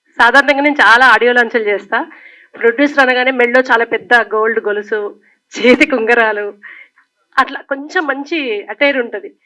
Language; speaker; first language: Telugu; native; Telugu